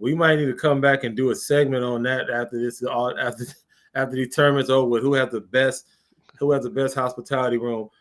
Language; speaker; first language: English; native; English